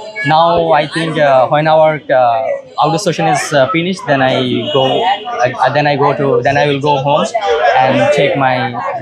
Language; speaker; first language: English; non-native, learner; Bangla